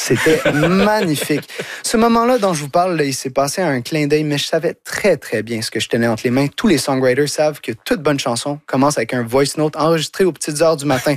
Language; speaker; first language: French; native; French